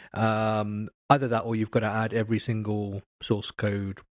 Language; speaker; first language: English; native; English